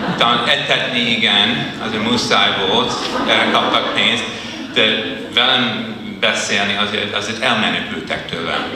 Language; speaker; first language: Hungarian; non-native, fluent; English